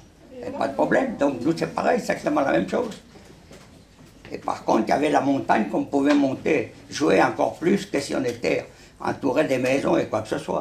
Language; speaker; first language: French; early bilingual, other home language; Spanish